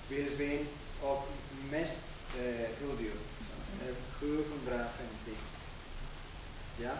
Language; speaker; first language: Swedish; non-native, learner; Spanish